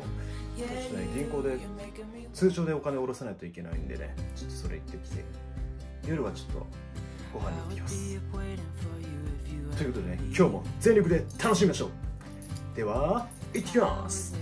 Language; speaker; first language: Japanese; native; Japanese